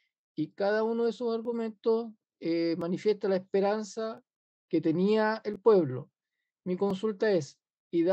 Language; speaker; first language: Spanish; native; Spanish